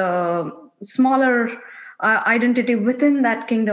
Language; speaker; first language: English; non-native, local second language; Kannada